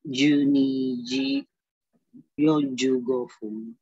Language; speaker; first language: Japanese; non-native, learner; Filipino